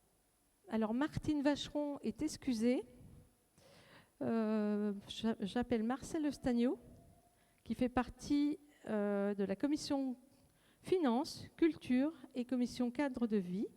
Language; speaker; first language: French; native; French